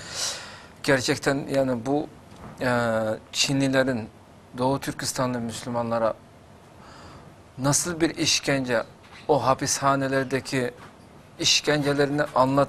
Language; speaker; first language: Turkish; non-native, fluent; Uyghur